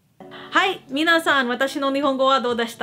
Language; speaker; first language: Japanese; non-native, learner; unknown